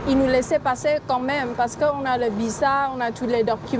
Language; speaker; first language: French; non-native, fluent; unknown